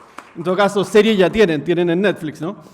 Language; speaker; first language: Spanish; native; Spanish